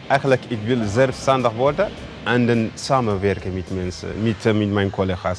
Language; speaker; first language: Dutch; non-native, learner; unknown